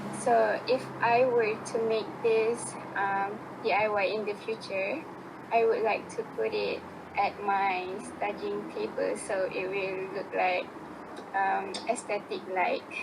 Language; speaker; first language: English; non-native, local second language; Malay